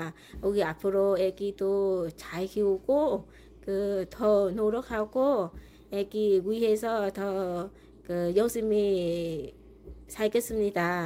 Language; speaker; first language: Korean; non-native, learner; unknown